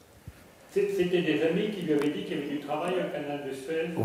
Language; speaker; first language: French; native; French